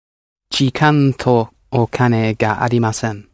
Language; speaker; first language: Japanese; non-native, learner; English